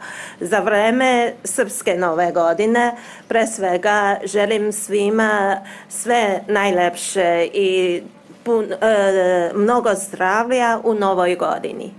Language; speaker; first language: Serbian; non-native, learner; Chinese